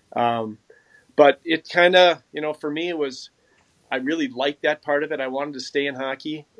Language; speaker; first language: English; native; English